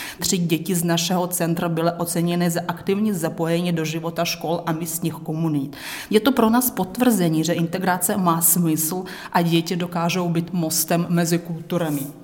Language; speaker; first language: Czech; native; Czech